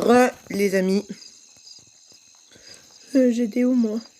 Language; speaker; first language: French; native; French